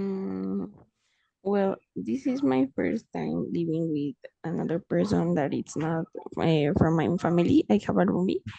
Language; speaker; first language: English; non-native, fluent; Spanish